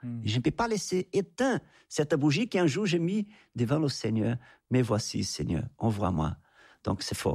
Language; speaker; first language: French; non-native, fluent; Portuguese